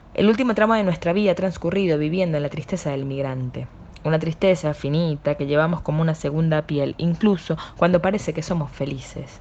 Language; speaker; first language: Spanish; native; Spanish